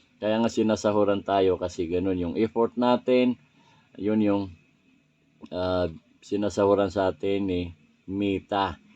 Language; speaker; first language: Filipino; non-native, local second language; Maranao